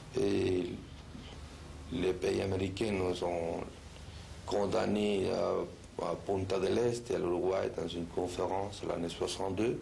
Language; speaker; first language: French; non-native, fluent; Spanish